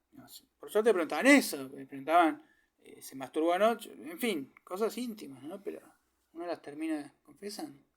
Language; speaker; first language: Spanish; early bilingual, other home language; German